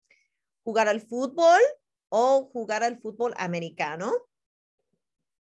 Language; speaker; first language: Spanish; non-native, fluent; English